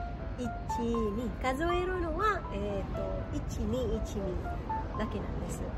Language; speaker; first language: Japanese; non-native, fluent; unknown